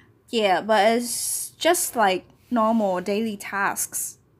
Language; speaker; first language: English; non-native, fluent; Vietnamese